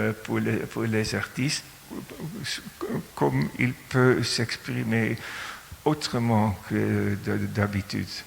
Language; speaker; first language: French; non-native, fluent; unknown